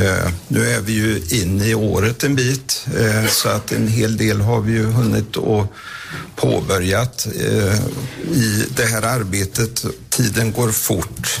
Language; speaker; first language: Swedish; native; Swedish